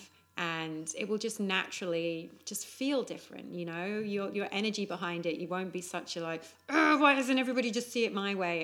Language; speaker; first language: English; native; English